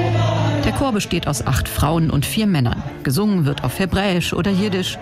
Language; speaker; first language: German; native; German